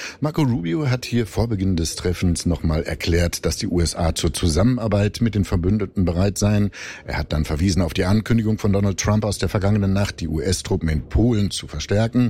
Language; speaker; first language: German; native; German